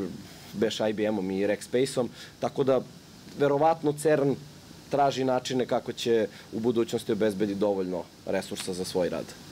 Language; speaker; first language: Serbian; native; Serbian